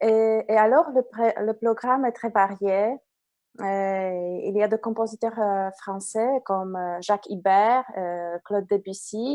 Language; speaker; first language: French; non-native, fluent; Polish